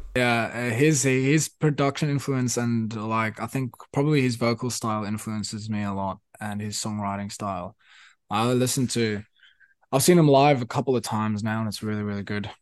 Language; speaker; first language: English; non-native, local second language; Afrikaans